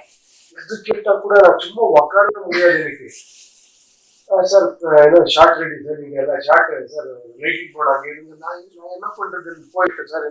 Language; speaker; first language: Tamil; non-native, learner; Kannada